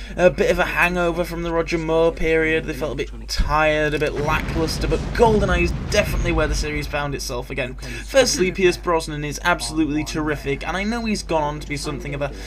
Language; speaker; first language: English; native; English